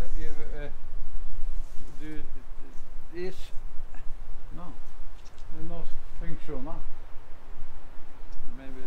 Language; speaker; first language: English; non-native, learner; Norwegian